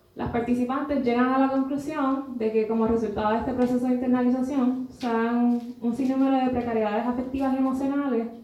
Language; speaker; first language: Spanish; native; Spanish